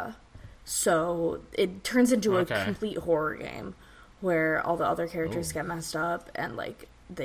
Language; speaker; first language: English; native; English